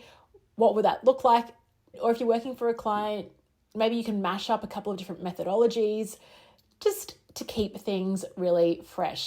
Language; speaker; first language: English; native; English